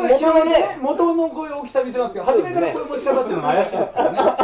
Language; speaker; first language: Japanese; native; Japanese